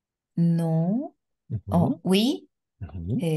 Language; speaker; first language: French; non-native, learner; Spanish